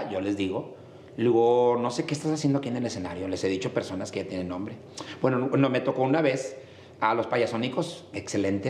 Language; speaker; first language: Spanish; native; Spanish